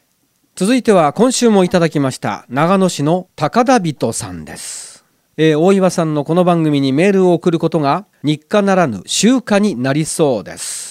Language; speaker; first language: Japanese; native; Japanese